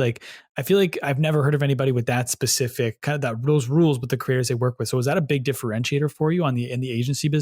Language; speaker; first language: English; native; English